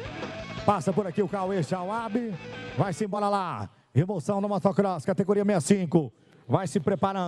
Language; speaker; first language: Portuguese; native; Portuguese